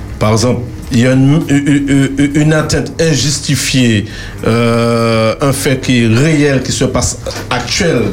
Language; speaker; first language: French; native; French